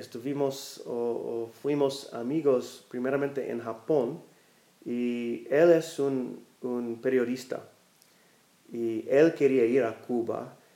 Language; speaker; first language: Spanish; non-native, fluent; English